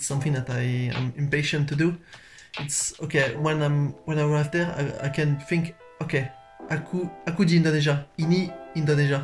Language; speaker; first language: English; non-native, learner; French